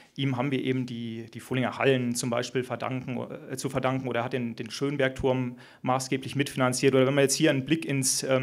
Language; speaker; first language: German; native; German